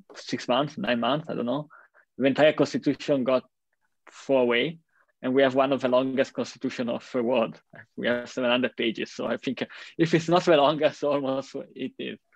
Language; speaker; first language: English; non-native, fluent; Italian